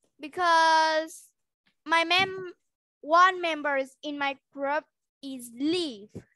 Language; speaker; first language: English; non-native, learner; Vietnamese